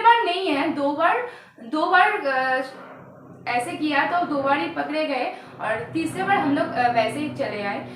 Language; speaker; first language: Hindi; non-native, local second language; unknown